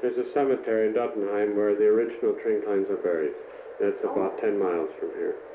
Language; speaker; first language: English; early bilingual, other home language; German